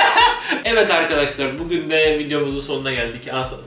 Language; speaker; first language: Turkish; native; Turkish